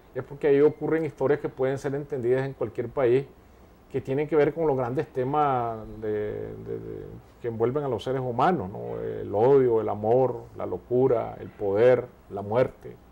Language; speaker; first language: Spanish; native; Spanish